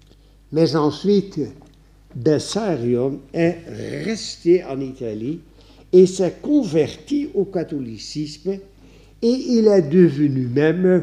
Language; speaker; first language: French; non-native, fluent; Dutch